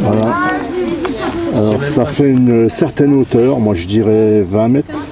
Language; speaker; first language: French; native; French